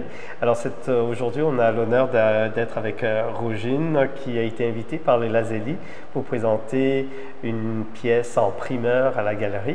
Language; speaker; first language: French; native; French